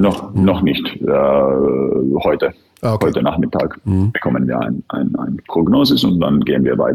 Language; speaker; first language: German; non-native, fluent; Finnish